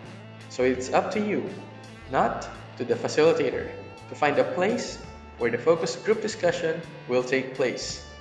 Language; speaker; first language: English; non-native, local second language; Filipino